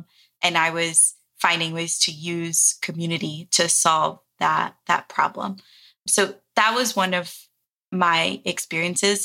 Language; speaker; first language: English; early bilingual, other home language; Portuguese